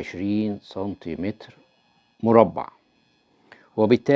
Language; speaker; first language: Arabic; native; Arabic